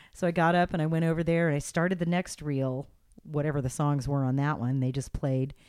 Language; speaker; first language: English; native; English